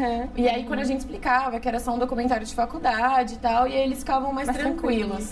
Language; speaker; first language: Portuguese; native; Portuguese